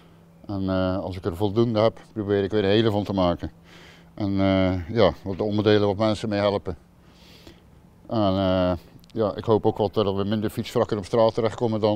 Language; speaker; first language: Dutch; native; Dutch